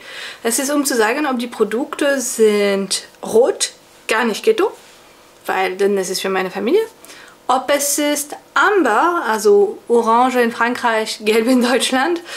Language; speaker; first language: German; non-native, fluent; French